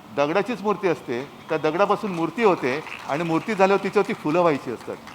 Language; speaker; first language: Marathi; native; Marathi